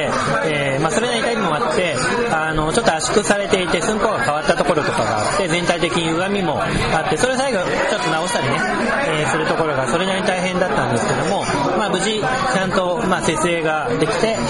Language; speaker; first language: Japanese; native; Japanese